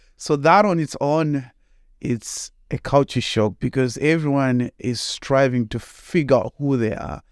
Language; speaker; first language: English; non-native, local second language; Shona